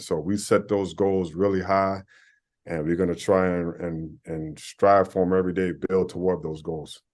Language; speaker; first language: English; native; English